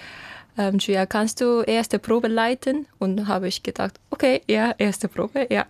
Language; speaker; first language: German; non-native, fluent; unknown